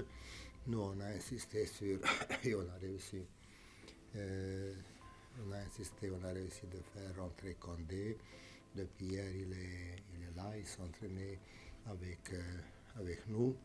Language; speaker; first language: French; non-native, fluent; Romanian